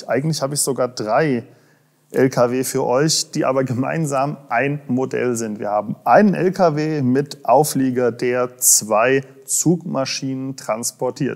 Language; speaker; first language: German; native; German